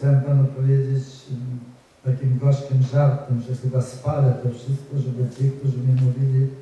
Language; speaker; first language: Polish; native; Polish